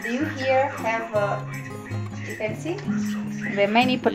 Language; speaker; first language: English; non-native, learner; Russian